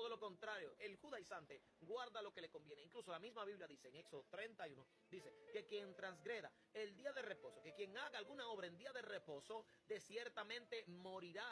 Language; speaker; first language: Spanish; native; Spanish